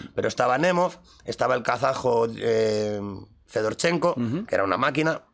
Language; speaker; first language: Spanish; native; Spanish